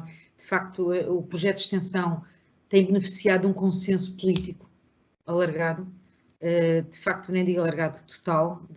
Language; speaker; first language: Portuguese; native; Portuguese